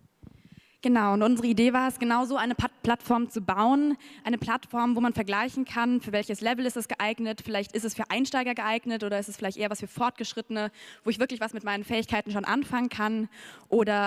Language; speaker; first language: German; native; German